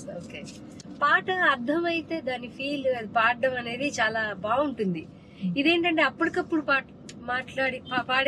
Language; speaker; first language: Telugu; native; Telugu